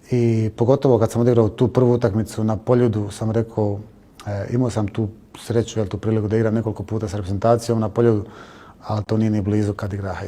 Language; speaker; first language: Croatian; early bilingual, heritage; Croatian